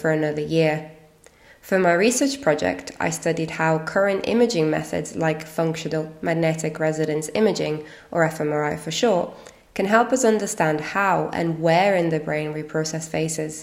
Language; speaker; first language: English; non-native, fluent; Italian